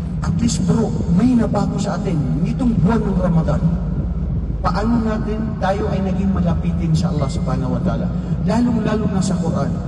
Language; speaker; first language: Filipino; non-native, local second language; Maranao